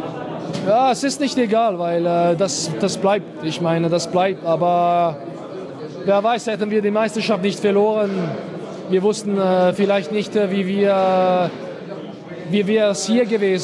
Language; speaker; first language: German; non-native, fluent; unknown